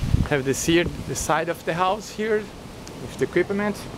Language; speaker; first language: English; non-native, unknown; Portuguese